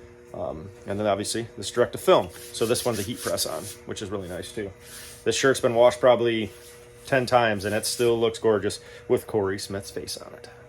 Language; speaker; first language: English; native; English